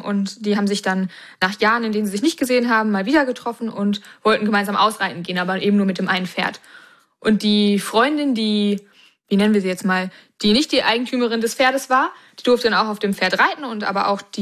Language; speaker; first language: German; native; German